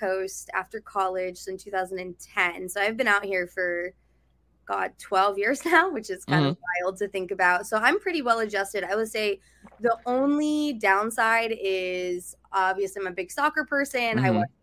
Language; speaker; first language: English; native; English